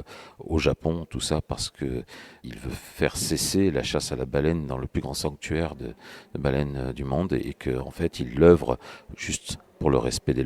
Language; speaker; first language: French; native; French